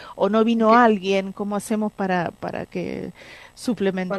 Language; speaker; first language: Spanish; native; Spanish